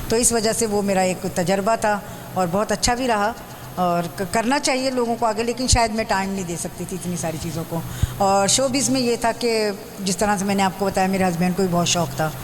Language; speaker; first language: Urdu; native; Urdu